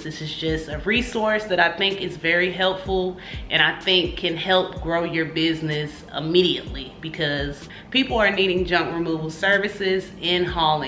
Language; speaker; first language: English; native; English